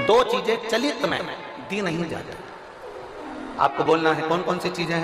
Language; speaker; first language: Hindi; native; Hindi